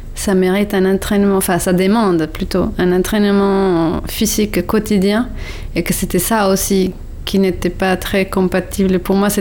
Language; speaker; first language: French; non-native, fluent; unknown